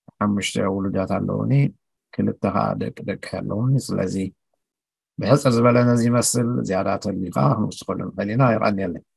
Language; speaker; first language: Tigrinya; native; Tigrinya